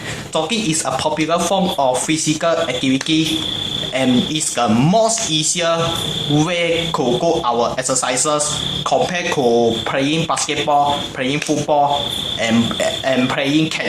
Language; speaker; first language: English; non-native, learner; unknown